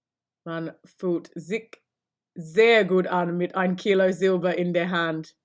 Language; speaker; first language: German; non-native, learner; English